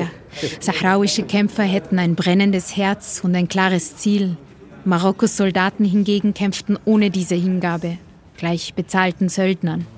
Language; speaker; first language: German; native; German